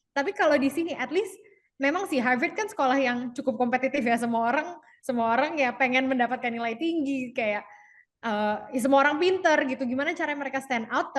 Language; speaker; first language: Indonesian; native; Indonesian